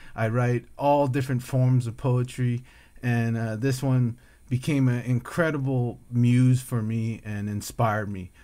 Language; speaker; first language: English; native; English